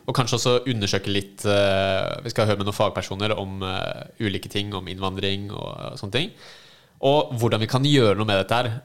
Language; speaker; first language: Norwegian; native; Norwegian